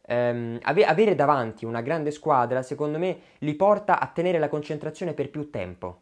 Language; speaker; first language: Italian; native; Italian